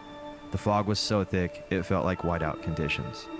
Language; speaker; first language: English; native; English